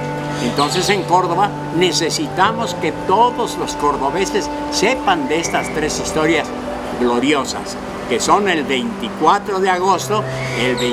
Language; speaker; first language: Spanish; native; Spanish